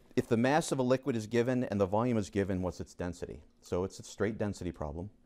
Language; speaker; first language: English; native; English